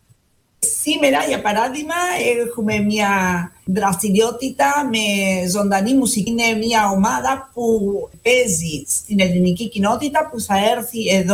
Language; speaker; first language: Greek; non-native, fluent; Spanish